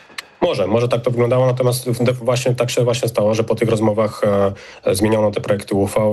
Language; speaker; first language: Polish; native; Polish